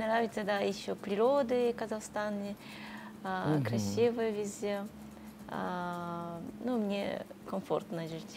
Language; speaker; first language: Russian; native; Russian